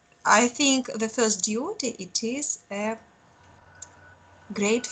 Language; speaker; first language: English; non-native, learner; Russian